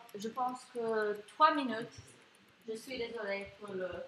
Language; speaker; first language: French; non-native, learner; English